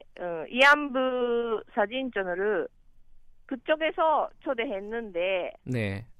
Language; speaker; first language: Korean; non-native, learner; Japanese